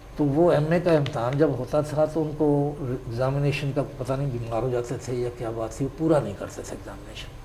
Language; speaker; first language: Urdu; non-native, local second language; Punjabi